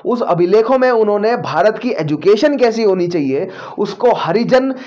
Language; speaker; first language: Hindi; native; Hindi